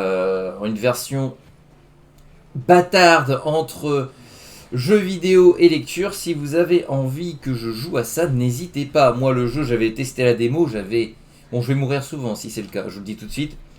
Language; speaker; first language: French; native; French